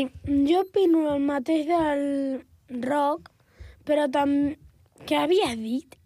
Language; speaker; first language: Catalan; non-native, local second language; Spanish